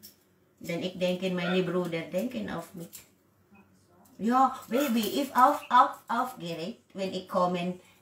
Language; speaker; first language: German; non-native, learner; Waray